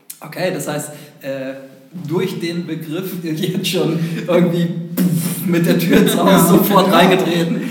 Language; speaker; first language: German; native; German